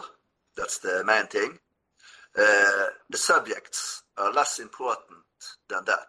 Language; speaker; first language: English; non-native, fluent; Norwegian